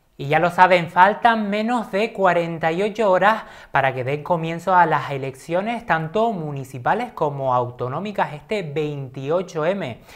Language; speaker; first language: Spanish; native; Spanish